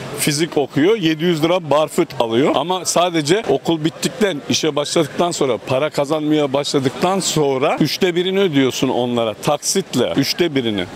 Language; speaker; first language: Turkish; native; Turkish